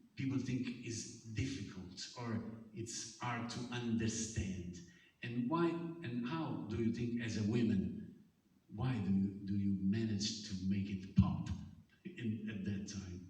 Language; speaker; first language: English; non-native, fluent; Italian